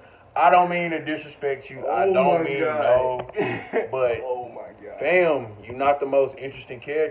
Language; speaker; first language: English; native; English